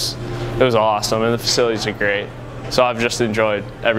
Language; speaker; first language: English; native; English